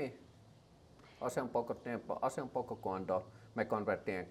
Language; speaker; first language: Spanish; non-native, learner; Finnish